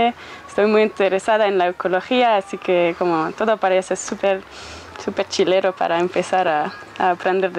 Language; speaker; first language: Spanish; non-native, fluent; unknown